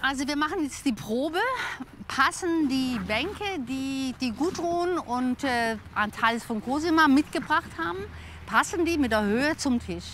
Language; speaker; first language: German; native; German